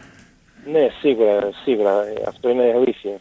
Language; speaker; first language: Greek; non-native, learner; Portuguese